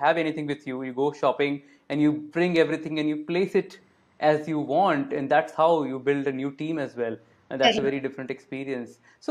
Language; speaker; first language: English; non-native, local second language; Hindi